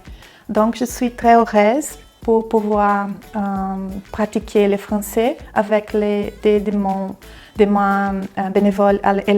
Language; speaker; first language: French; non-native, learner; Portuguese